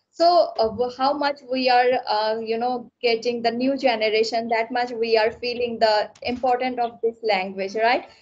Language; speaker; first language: English; non-native, local second language; Assamese